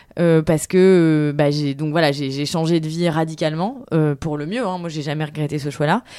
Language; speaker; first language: French; native; French